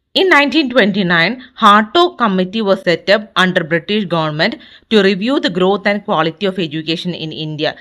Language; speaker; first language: English; non-native, local second language; Malayalam